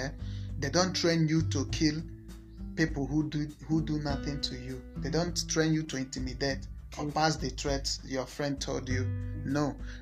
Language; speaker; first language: English; non-native, local second language; Igbo